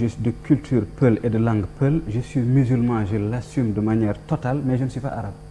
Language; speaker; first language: French; non-native, local second language; Fula